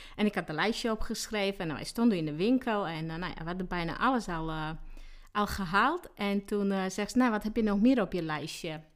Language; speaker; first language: Dutch; non-native, fluent; Slovak